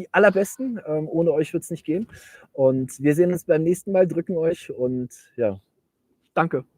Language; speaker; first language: German; native; German